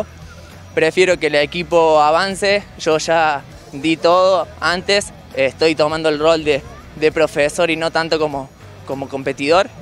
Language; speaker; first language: Spanish; native; Spanish